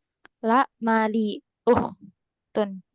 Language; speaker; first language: Arabic; non-native, learner; Indonesian